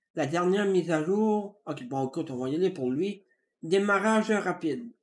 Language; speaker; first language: French; native; French